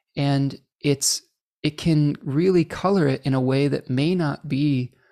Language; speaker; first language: English; native; English